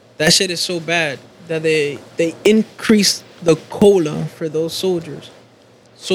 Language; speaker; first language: English; early bilingual, other home language; Spanish